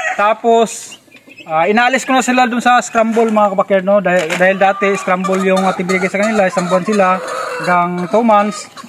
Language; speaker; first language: Filipino; non-native, local second language; Cebuano